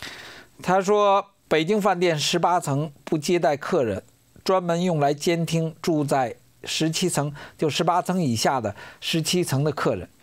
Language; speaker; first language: Chinese; native; Chinese